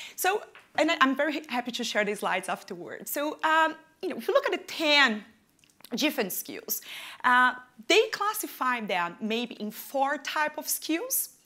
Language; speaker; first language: English; non-native, fluent; Portuguese